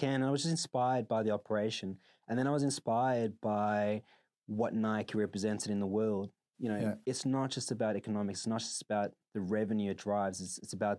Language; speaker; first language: English; native; English